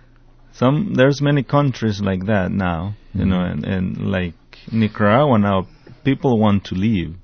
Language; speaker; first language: English; non-native, fluent; Spanish